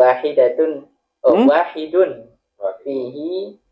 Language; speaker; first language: Arabic; non-native, learner; Indonesian